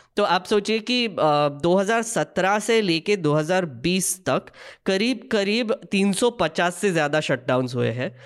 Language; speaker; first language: Hindi; non-native, local second language; Marathi